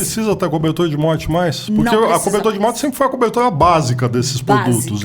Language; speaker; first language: Portuguese; native; Portuguese